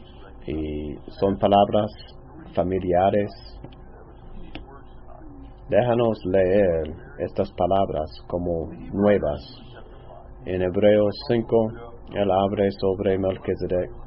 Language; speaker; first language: Spanish; non-native, fluent; English